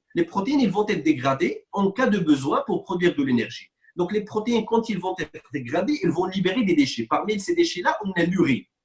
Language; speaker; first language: French; non-native, local second language; Arabic